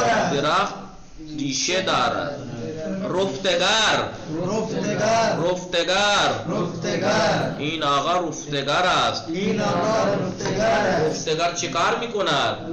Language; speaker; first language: Persian; non-native, fluent; Urdu